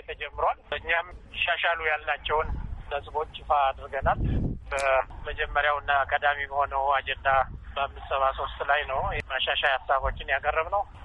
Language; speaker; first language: Amharic; native; Amharic